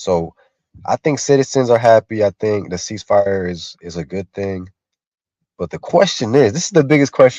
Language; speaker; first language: English; native; English